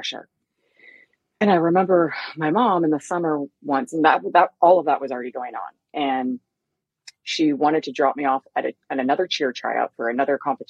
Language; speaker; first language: English; native; English